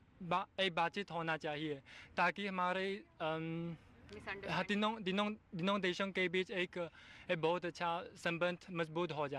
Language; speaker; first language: Hindi; non-native, fluent; Chinese